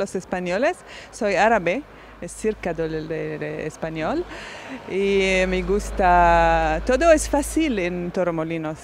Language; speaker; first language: Spanish; non-native, learner; Arabic